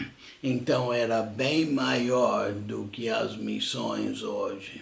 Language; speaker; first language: Portuguese; non-native, fluent; English